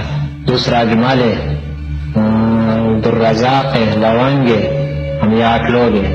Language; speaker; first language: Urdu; non-native, local second language; Pashto